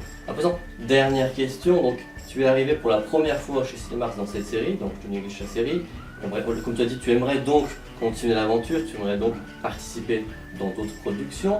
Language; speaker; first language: French; native; French